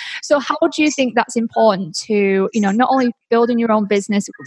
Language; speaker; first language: English; native; English